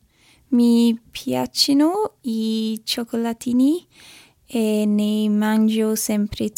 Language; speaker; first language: Italian; non-native, learner; English